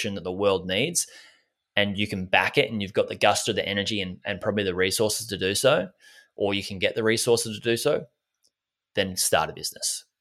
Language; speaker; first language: English; native; English